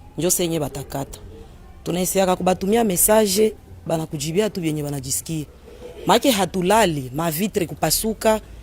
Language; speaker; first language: Swahili; native; Swahili